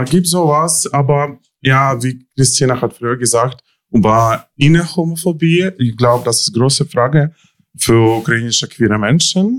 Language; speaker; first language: German; non-native, learner; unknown